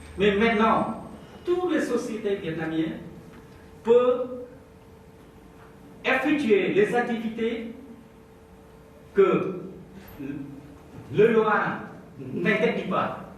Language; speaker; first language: French; non-native, fluent; Vietnamese